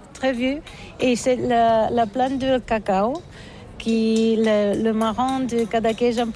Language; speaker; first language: French; non-native, learner; Catalan